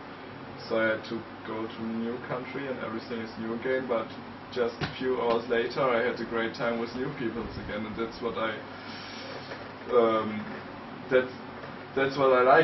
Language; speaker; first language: English; non-native, fluent; German